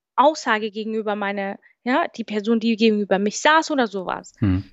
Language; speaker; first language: German; non-native, fluent; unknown